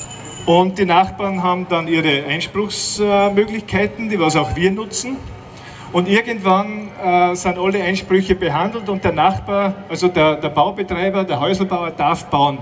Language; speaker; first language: German; native; German